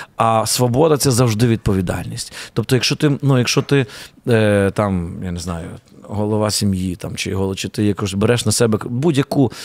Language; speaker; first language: Ukrainian; native; Ukrainian